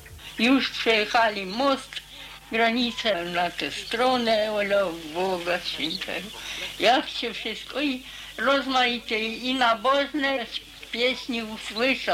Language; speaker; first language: Polish; early bilingual, heritage; Polish